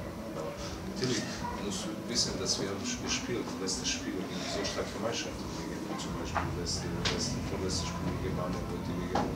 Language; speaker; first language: German; non-native, learner; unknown